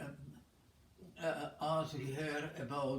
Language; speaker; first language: English; non-native, fluent; Czech